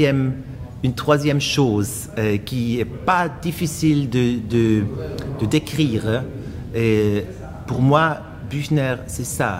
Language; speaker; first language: French; non-native, fluent; German